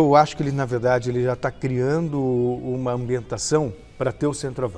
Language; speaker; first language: Portuguese; native; Portuguese